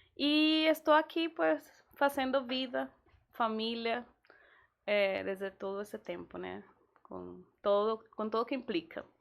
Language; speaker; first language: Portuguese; non-native, fluent; Spanish